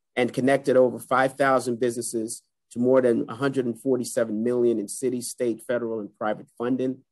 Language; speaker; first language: English; native; English